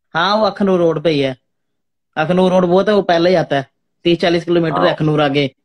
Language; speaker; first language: Hindi; native; Hindi